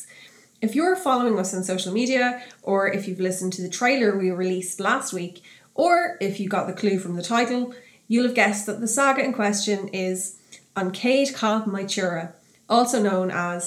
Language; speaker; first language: English; native; English